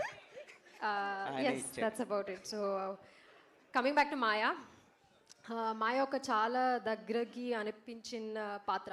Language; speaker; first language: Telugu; non-native, learner; Malayalam